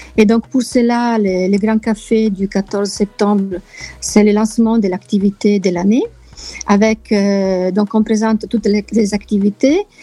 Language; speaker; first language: French; non-native, fluent; Italian